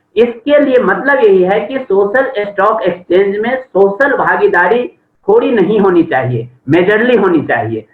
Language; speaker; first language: Hindi; native; Hindi